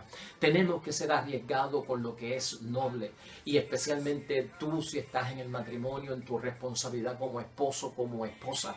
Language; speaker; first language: Spanish; native; Spanish